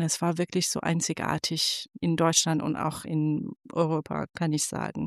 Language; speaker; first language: German; non-native, fluent; Persian